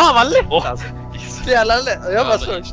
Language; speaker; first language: Swedish; native; Swedish